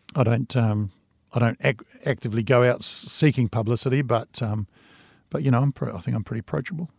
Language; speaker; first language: English; native; English